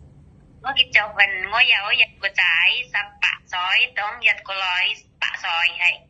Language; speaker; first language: Cantonese; non-native, learner; Indonesian